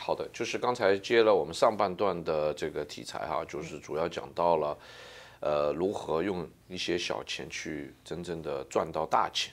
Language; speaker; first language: Chinese; native; Chinese